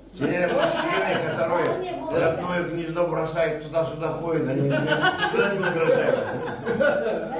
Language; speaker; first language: Russian; non-native, local second language; Kazakh